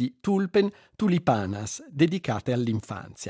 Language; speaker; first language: Italian; native; Italian